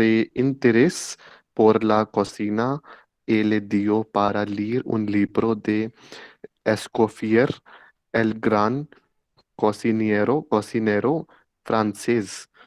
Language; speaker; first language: Spanish; non-native, learner; Hindi